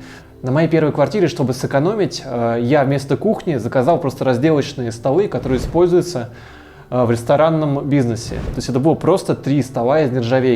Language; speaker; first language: Russian; native; Russian